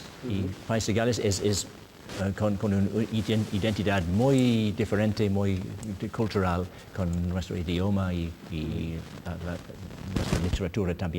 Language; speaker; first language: Spanish; non-native, learner; English